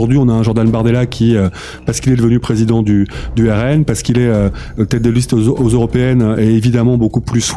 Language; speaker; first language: French; native; French